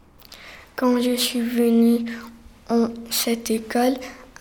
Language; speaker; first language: French; early bilingual, other home language; Turkish